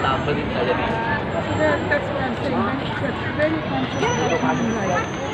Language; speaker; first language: English; non-native, fluent; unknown